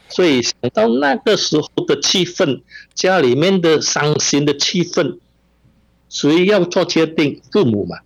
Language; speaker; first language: Chinese; non-native, local second language; Min Nan Chinese